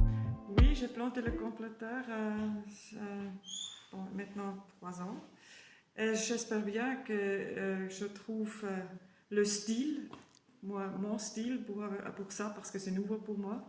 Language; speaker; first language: French; non-native, learner; German